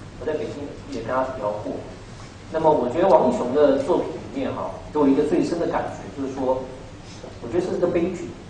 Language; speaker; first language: Chinese; native; Chinese